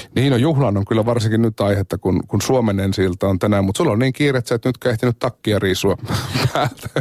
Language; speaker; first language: Finnish; native; Finnish